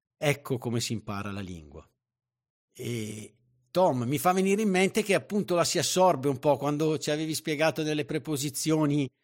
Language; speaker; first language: Italian; native; Italian